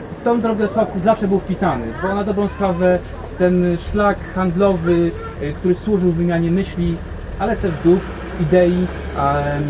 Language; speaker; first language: Polish; native; Polish